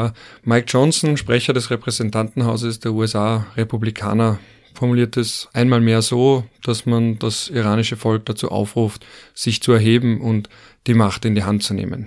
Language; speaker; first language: German; native; German